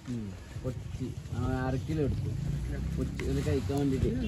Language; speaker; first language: Malayalam; non-native, local second language; Bangla